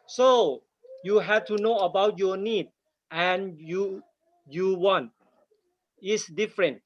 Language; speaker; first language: English; non-native, learner; Thai